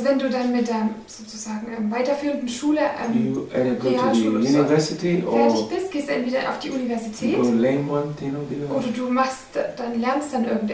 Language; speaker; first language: German; native; German